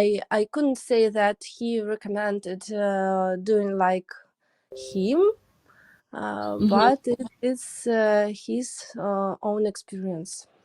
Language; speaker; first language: English; non-native, learner; Russian